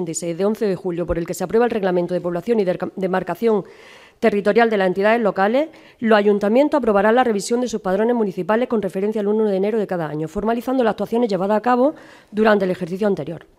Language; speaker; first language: Spanish; native; Spanish